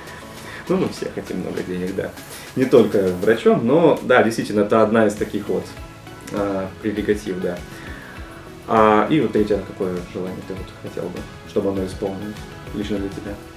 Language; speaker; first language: Russian; native; Russian